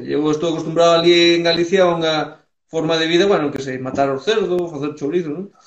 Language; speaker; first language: Galician; early bilingual, heritage; Galician